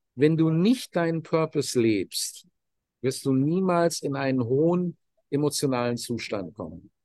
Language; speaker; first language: German; native; German